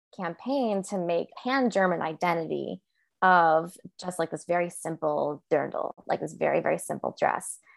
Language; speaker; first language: English; native; English